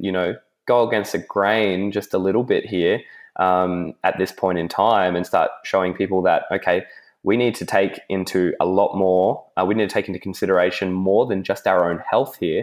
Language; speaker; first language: English; native; English